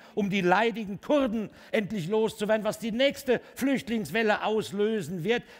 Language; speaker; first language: German; native; German